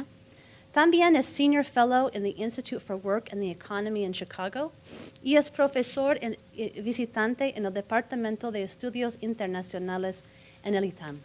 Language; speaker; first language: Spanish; non-native, fluent; English